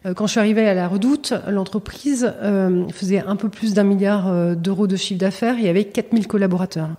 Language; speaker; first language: French; native; French